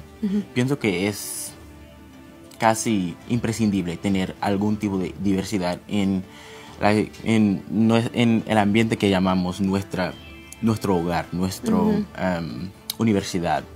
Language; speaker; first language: Spanish; non-native, fluent; English